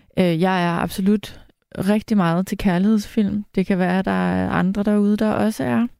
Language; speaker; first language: Danish; native; Danish